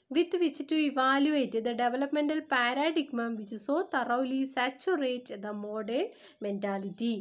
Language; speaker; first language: English; non-native, local second language; Malayalam